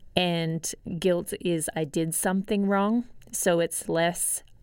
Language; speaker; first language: English; native; English